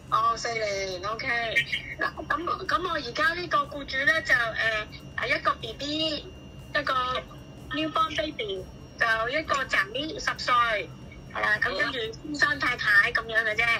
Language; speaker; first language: Cantonese; native; Cantonese